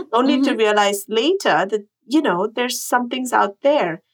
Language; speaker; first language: English; non-native, local second language; Tamil